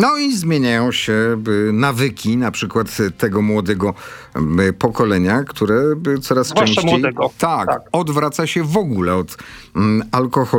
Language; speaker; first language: Polish; native; Polish